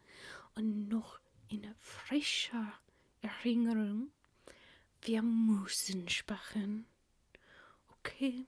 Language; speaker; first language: German; non-native, learner; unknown